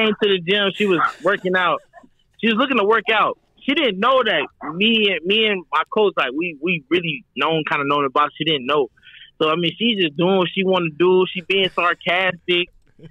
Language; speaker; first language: English; native; English